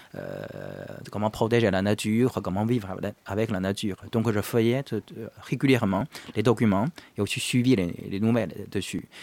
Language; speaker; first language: French; non-native, fluent; Chinese